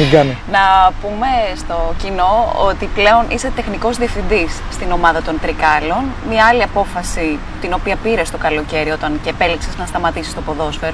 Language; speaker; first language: Greek; native; Greek